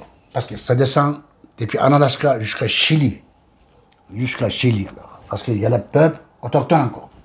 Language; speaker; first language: French; non-native, learner; Turkish